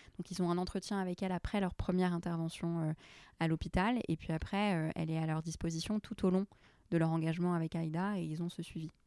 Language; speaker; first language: French; early bilingual, other home language; Arabic